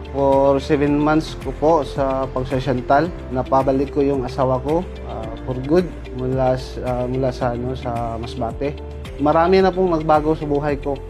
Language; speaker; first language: Filipino; non-native, local second language; Cebuano